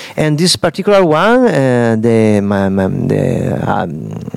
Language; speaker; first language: English; non-native, fluent; Italian